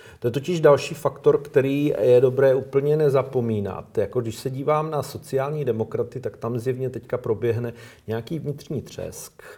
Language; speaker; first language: Czech; native; Czech